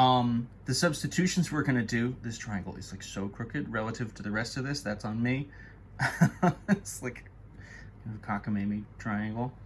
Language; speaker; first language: English; native; English